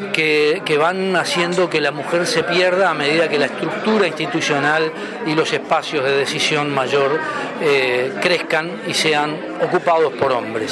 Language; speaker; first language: Spanish; native; Spanish